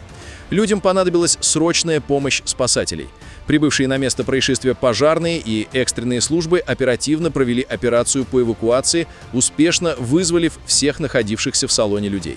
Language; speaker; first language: Russian; native; Russian